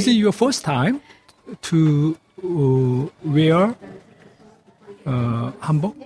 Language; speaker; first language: English; non-native, learner; Korean